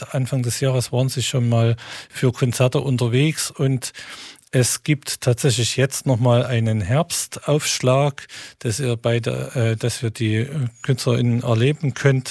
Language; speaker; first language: German; native; German